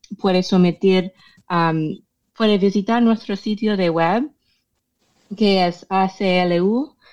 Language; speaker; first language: Spanish; non-native, fluent; English